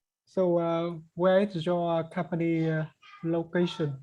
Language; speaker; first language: English; non-native, learner; Vietnamese